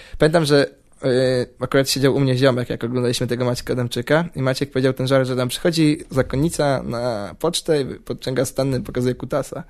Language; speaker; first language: Polish; native; Polish